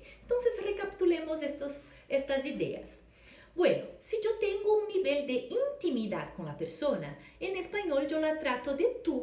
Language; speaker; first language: Spanish; non-native, fluent; Portuguese